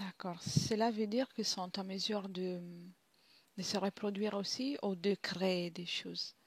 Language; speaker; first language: French; non-native, fluent; Italian